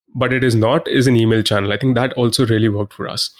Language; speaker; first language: English; non-native, local second language; Hindi